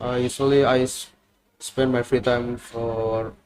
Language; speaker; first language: English; non-native, learner; Indonesian